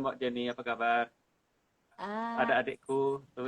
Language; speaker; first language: Indonesian; non-native, fluent; English